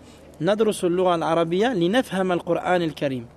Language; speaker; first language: Arabic; non-native, fluent; French